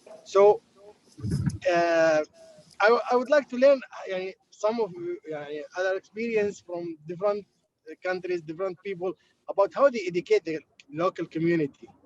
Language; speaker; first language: English; non-native, learner; Arabic